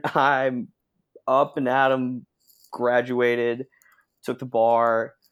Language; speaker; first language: English; native; English